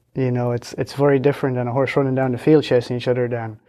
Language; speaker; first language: English; native; English